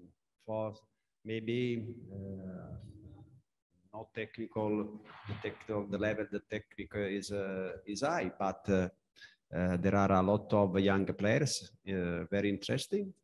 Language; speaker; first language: English; non-native, learner; Italian